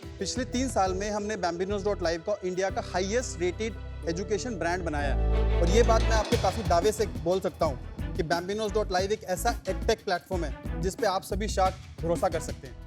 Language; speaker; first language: Hindi; native; Hindi